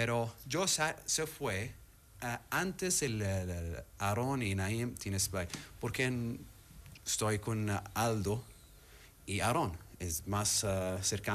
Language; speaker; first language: Spanish; non-native, learner; Arabic